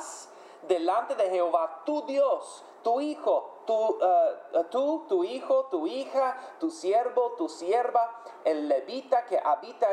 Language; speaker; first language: Spanish; non-native, fluent; English